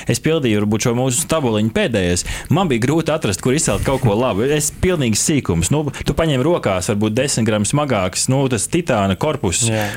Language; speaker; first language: Latvian; native; Latvian